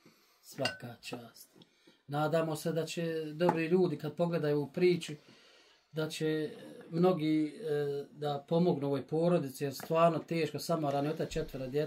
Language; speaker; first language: Bosnian; native; Bosnian